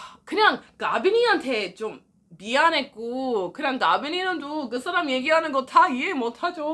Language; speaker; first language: Korean; non-native, learner; English